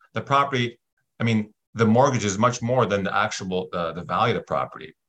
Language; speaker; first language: English; native; English